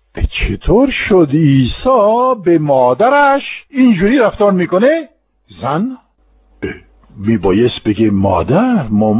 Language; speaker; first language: Persian; non-native, fluent; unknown